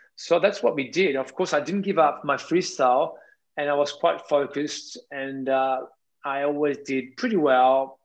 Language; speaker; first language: English; non-native, fluent; Italian